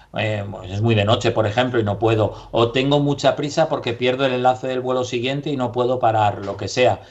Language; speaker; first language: Spanish; native; Spanish